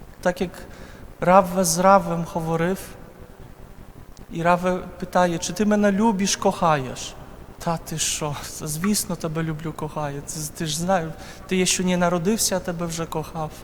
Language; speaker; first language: Ukrainian; non-native, fluent; Polish